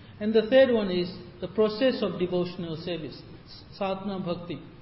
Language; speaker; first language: English; native; English